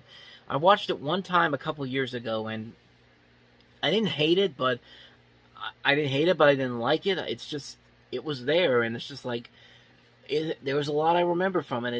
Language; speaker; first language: English; native; English